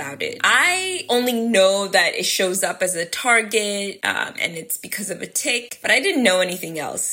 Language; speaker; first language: English; early bilingual, other home language; Gujarati